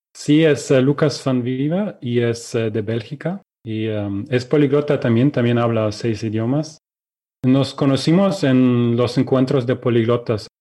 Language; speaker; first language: Spanish; non-native, fluent; Russian